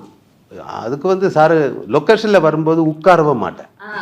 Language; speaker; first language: Tamil; non-native, learner; Malayalam